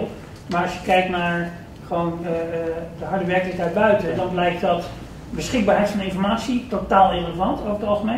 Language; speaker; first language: Dutch; native; Dutch